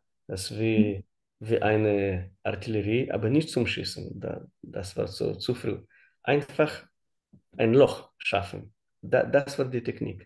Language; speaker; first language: German; non-native, learner; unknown